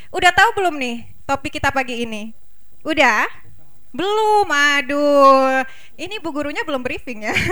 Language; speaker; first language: Indonesian; native; Indonesian